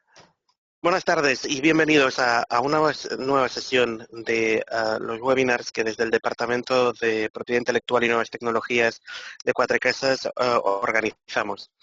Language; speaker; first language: Spanish; native; Spanish